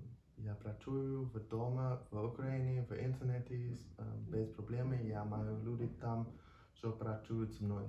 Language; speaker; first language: Ukrainian; non-native, learner; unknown